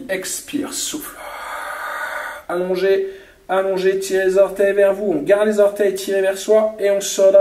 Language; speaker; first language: French; native; French